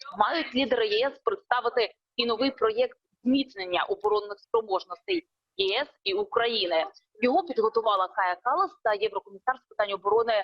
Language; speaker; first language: Ukrainian; native; Ukrainian